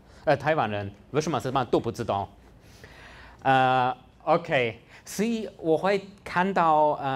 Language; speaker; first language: Chinese; non-native, fluent; German